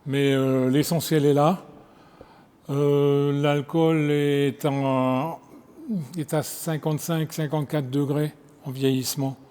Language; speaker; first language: French; native; French